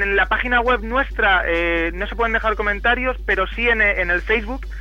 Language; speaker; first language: Spanish; native; Spanish